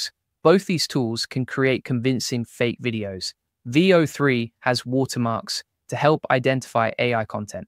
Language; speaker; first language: English; native; English